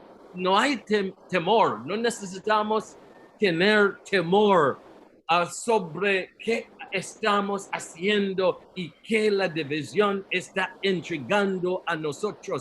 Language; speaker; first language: Spanish; non-native, learner; Portuguese